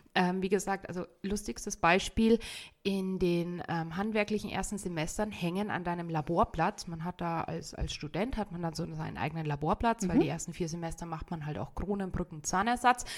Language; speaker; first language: German; native; German